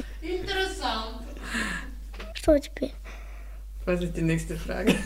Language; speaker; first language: German; early bilingual, other home language; Russian